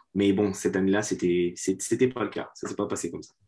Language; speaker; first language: French; native; French